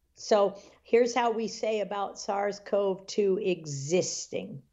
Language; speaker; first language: English; native; English